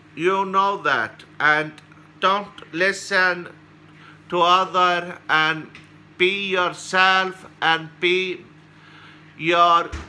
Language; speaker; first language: English; non-native, learner; Icelandic